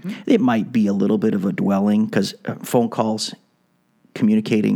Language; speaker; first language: English; native; English